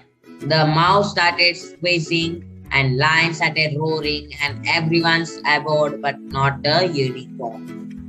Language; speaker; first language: English; non-native, local second language; Hindi